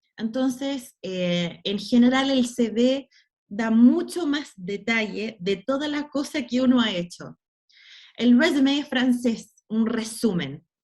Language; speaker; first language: Spanish; non-native, fluent; English